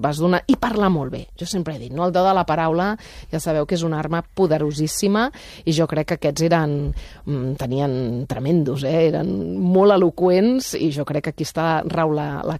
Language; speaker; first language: Catalan; native; Catalan